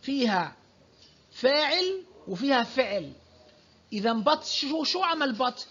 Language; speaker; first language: Arabic; native; Arabic